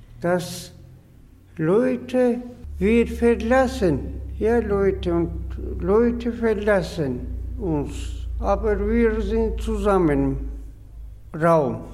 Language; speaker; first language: German; non-native, learner; Georgian